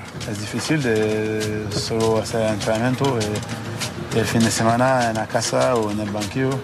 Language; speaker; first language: Spanish; non-native, learner; French